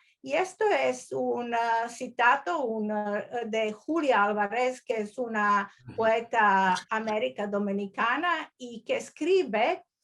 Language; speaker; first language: Spanish; non-native, learner; Croatian